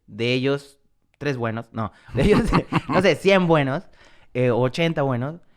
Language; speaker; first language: Spanish; native; Spanish